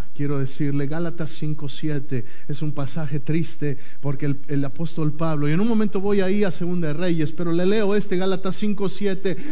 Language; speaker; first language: Spanish; native; Spanish